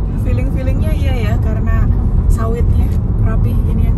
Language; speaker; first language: Indonesian; native; Indonesian